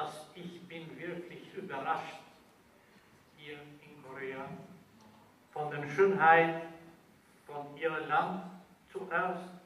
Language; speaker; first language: German; non-native, fluent; Albanian